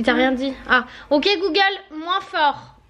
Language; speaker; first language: French; native; French